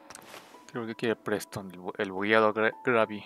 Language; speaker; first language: Spanish; native; Spanish